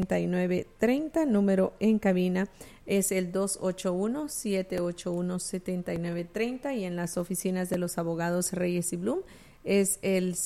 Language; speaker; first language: Spanish; native; Spanish